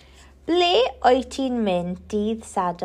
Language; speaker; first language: Welsh; non-native, local second language; English